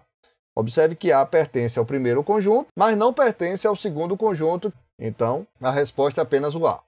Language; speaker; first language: Portuguese; native; Portuguese